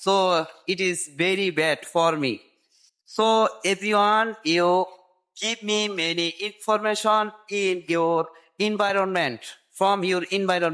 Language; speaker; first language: English; non-native, learner; Bangla